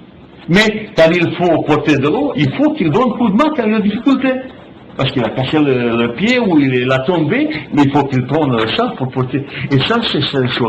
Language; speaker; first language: French; non-native, fluent; Bosnian